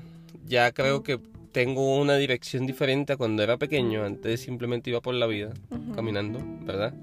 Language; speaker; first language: Spanish; native; Spanish